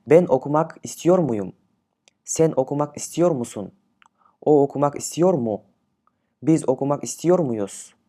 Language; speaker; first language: Turkish; non-native, fluent; Kyrgyz